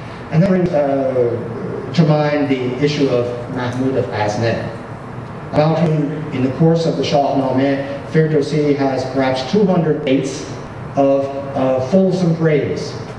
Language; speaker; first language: English; native; English